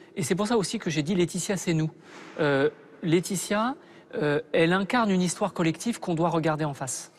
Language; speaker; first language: French; native; French